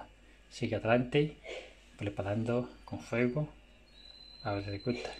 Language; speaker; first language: Spanish; non-native, learner; Chinese